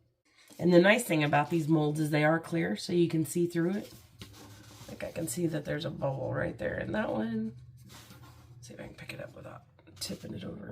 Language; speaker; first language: English; native; English